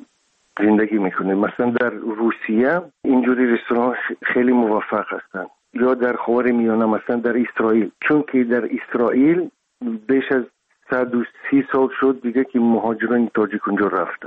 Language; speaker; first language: Persian; non-native, local second language; Russian